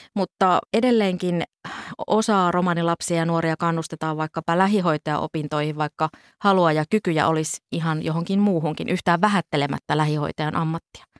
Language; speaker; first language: Finnish; native; Finnish